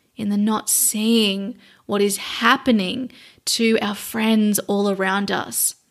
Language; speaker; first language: English; native; English